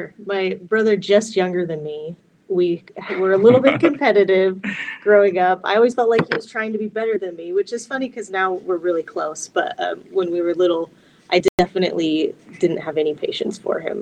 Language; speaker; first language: English; native; English